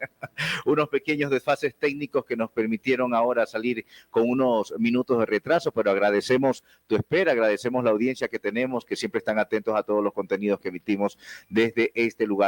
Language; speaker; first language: Spanish; native; Spanish